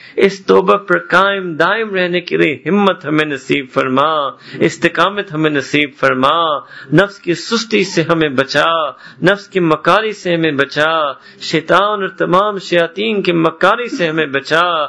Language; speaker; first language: Urdu; early bilingual, other home language; English